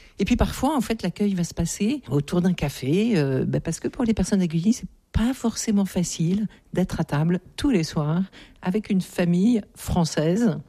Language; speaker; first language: French; native; French